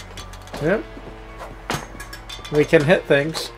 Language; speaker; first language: English; native; English